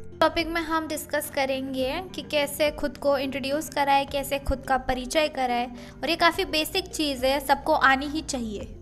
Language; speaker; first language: Hindi; native; Hindi